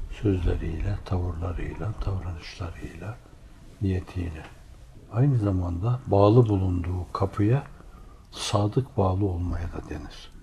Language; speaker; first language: Turkish; native; Turkish